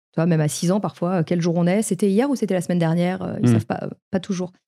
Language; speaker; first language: French; native; French